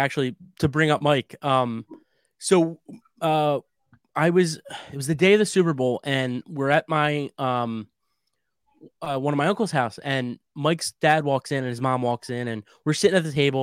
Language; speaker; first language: English; native; English